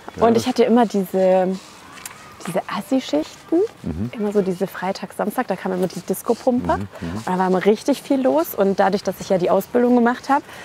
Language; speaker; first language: German; early bilingual, other home language; Polish